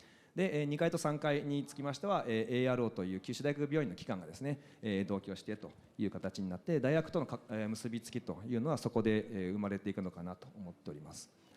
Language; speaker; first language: Japanese; native; Japanese